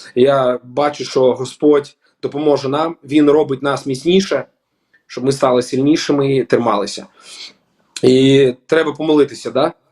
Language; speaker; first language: Ukrainian; non-native, local second language; Russian